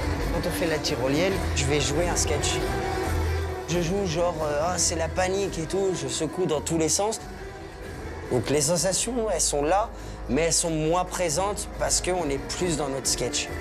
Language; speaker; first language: French; native; French